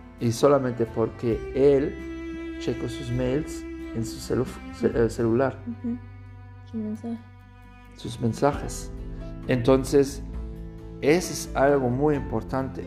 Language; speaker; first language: Spanish; non-native, learner; German